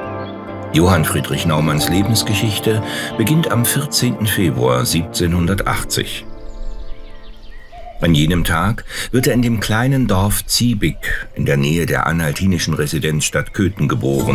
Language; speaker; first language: German; native; German